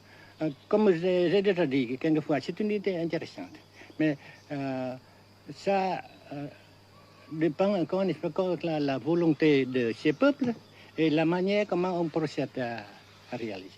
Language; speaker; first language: French; non-native, local second language; Vietnamese